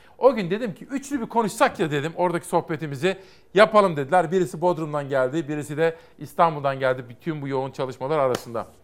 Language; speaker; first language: Turkish; native; Turkish